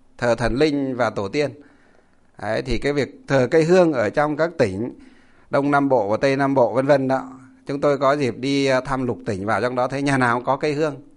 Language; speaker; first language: Vietnamese; non-native, local second language; Muong